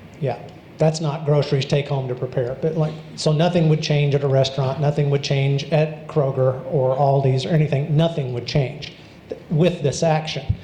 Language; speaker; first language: English; native; English